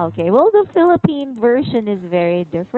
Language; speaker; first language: English; non-native, fluent; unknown